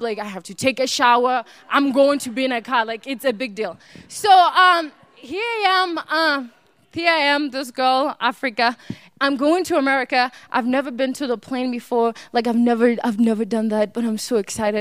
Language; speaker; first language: English; non-native, local second language; Northern Sotho